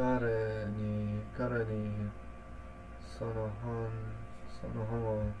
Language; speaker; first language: Japanese; non-native, learner; English